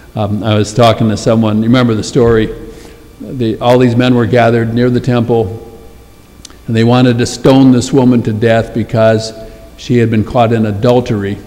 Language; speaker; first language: English; native; English